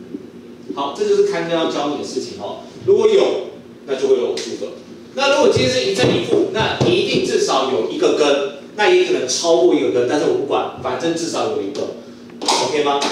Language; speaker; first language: Chinese; native; Chinese